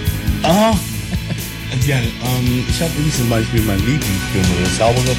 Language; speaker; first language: German; non-native, learner; English